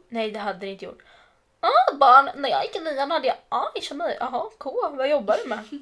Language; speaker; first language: Swedish; native; Swedish